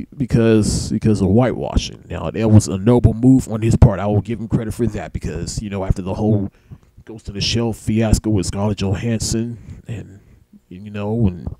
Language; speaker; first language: English; native; English